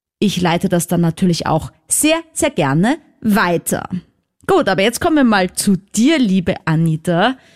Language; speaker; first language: German; native; German